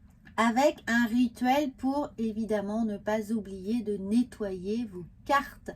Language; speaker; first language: French; native; French